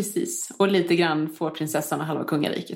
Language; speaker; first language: Swedish; native; Swedish